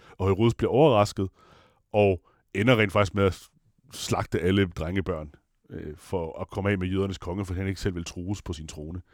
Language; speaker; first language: Danish; non-native, fluent; Italian